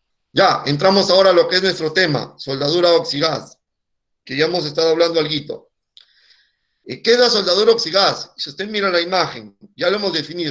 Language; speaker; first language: Spanish; native; Spanish